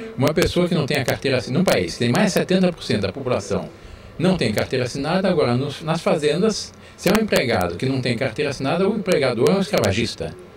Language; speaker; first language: Portuguese; early bilingual, other home language; French